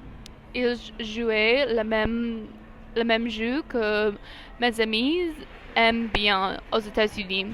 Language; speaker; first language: French; non-native, learner; English